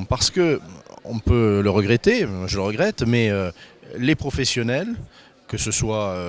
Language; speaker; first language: French; native; French